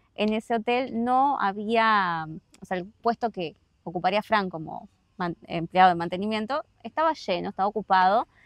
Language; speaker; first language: Spanish; native; Spanish